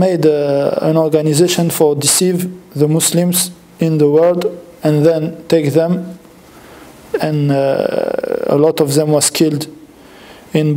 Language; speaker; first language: English; non-native, learner; French